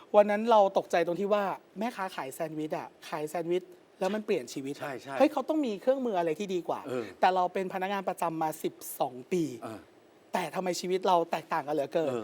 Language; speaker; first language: Thai; native; Thai